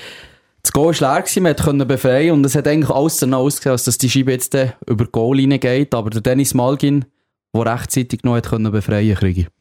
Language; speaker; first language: German; native; German